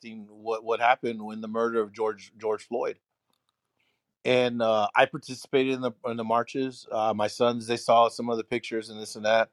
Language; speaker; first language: English; early bilingual, other home language; Spanish